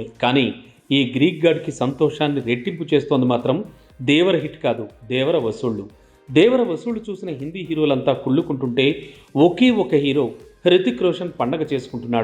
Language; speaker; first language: Telugu; native; Telugu